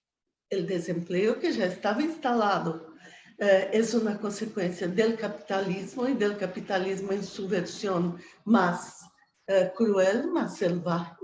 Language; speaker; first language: Spanish; non-native, fluent; Portuguese